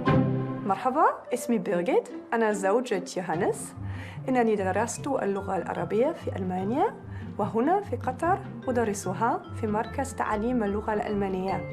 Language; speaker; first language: Arabic; non-native, fluent; German